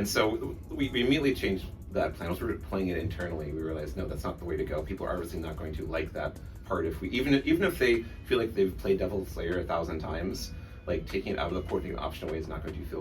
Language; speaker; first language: English; native; English